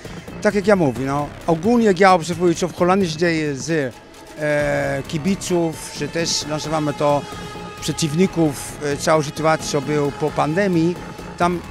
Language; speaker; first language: Polish; non-native, learner; Dutch